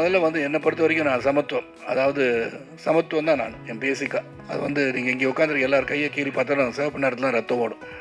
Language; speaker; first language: Tamil; native; Tamil